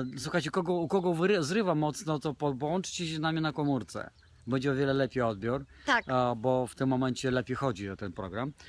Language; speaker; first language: Polish; non-native, fluent; Romanian